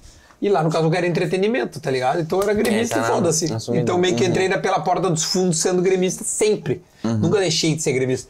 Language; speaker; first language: Portuguese; native; Portuguese